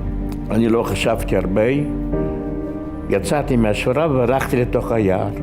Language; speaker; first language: Hebrew; non-native, fluent; Yiddish